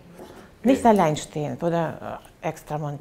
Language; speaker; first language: German; non-native, fluent; Russian